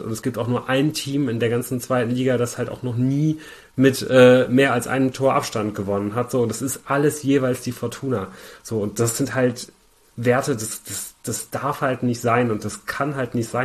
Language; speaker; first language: German; native; German